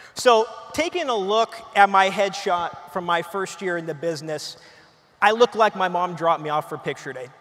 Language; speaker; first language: English; native; English